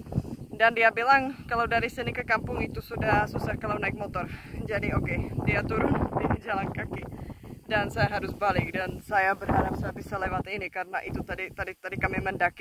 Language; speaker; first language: Indonesian; non-native, fluent; Czech